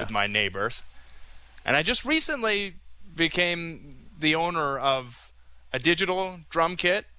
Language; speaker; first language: English; native; English